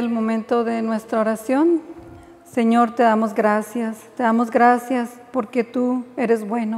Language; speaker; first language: Spanish; native; Spanish